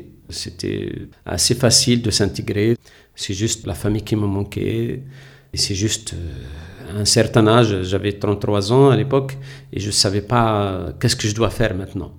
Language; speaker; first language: French; non-native, local second language; Arabic